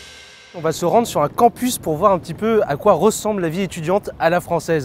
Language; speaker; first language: French; native; French